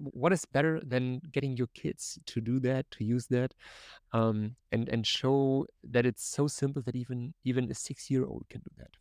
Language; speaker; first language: English; non-native, fluent; German